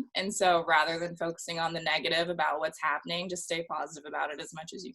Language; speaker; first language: English; native; English